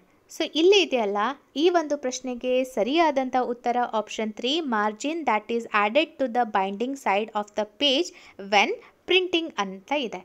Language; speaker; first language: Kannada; native; Kannada